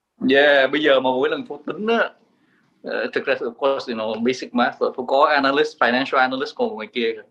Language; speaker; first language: Vietnamese; native; Vietnamese